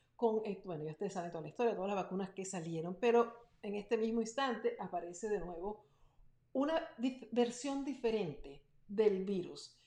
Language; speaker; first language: Spanish; native; Spanish